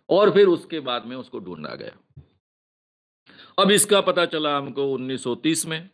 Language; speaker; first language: Hindi; non-native, local second language; Marathi